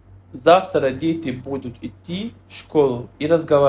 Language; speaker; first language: Russian; non-native, fluent; Arabic